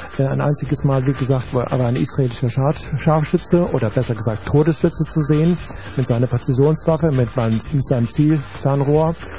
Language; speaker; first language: German; native; German